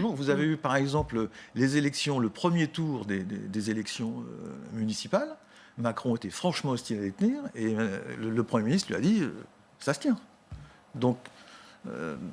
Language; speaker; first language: French; native; French